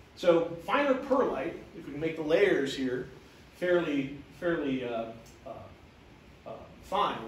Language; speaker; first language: English; native; English